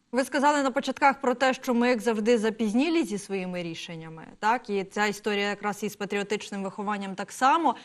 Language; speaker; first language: Ukrainian; native; Ukrainian